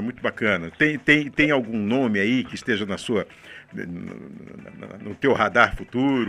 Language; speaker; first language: Portuguese; native; Portuguese